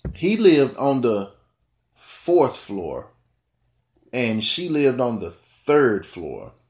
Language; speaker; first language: English; native; English